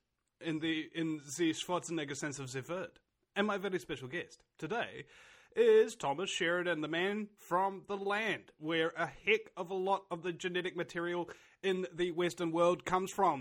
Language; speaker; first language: English; native; English